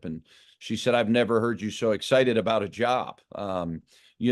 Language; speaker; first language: English; native; English